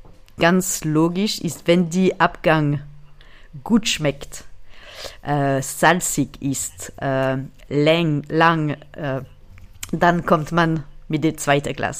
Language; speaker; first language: German; non-native, fluent; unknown